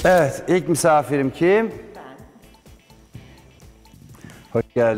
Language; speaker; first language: Turkish; non-native, fluent; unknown